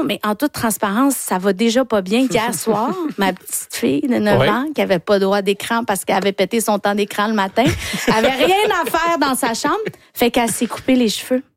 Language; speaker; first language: French; native; French